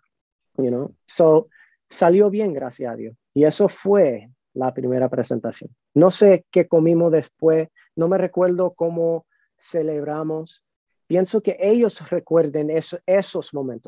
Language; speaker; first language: Spanish; early bilingual, heritage; Spanish